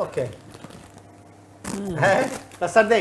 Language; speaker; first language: Italian; non-native, fluent; English